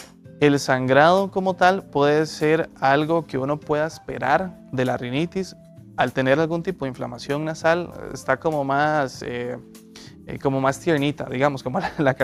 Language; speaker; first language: Spanish; native; Spanish